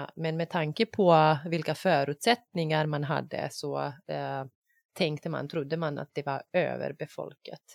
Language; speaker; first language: Swedish; non-native, fluent; Bosnian